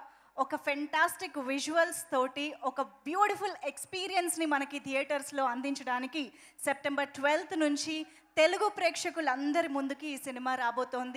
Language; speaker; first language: Telugu; native; Telugu